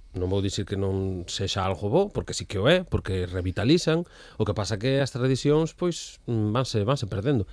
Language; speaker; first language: Galician; native; Galician